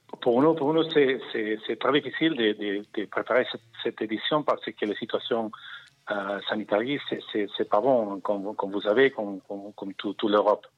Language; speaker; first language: French; non-native, learner; Spanish